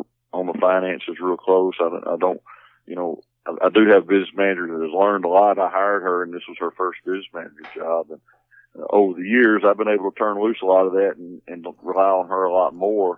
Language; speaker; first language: English; native; English